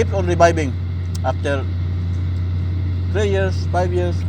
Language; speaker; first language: English; non-native, learner; Filipino